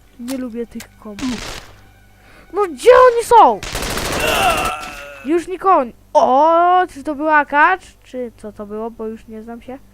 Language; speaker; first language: Polish; native; Polish